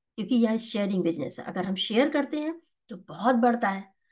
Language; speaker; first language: Hindi; native; Hindi